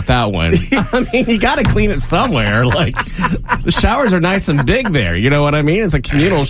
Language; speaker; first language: English; native; English